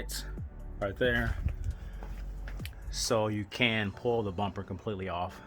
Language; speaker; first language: English; native; English